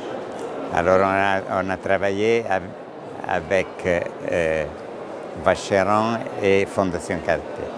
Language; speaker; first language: French; non-native, learner; Italian